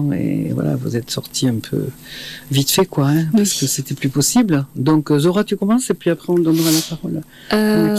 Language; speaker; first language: French; native; French